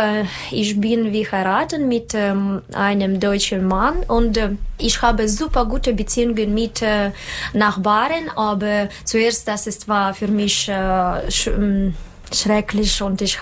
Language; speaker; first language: German; non-native, learner; Russian